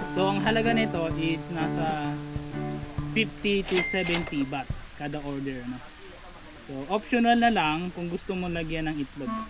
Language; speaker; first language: Filipino; native; Filipino